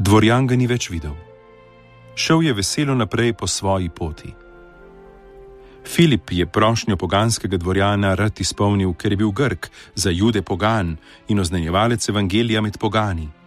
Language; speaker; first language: Slovenian; native; Slovenian